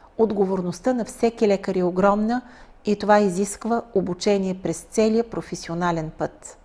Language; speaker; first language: Bulgarian; native; Bulgarian